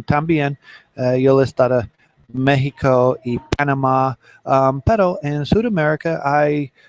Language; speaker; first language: Spanish; non-native, learner; English